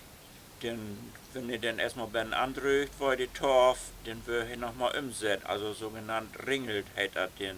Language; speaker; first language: German; non-native, local second language; Low German